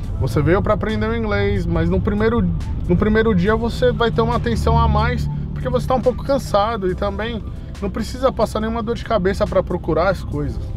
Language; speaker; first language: Portuguese; native; Portuguese